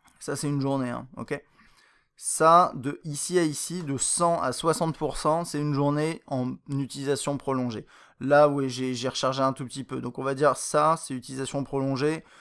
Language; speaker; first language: French; native; French